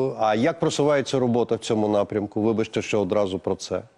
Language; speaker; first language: Ukrainian; native; Ukrainian